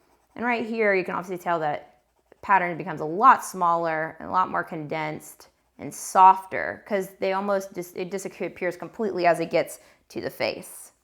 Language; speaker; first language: English; native; English